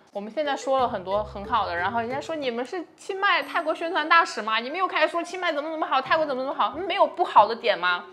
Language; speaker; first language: Chinese; native; Chinese